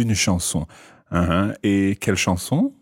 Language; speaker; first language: French; non-native, fluent; English